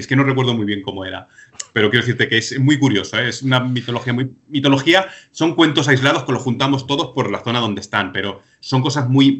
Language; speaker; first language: Spanish; native; Spanish